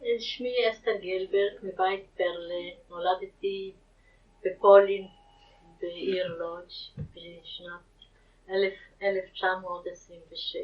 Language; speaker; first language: Hebrew; non-native, fluent; Yiddish